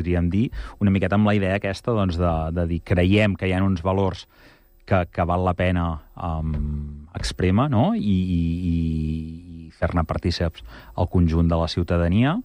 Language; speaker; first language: Catalan; native; Catalan